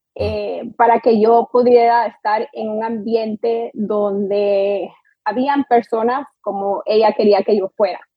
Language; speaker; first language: Spanish; early bilingual, heritage; Spanish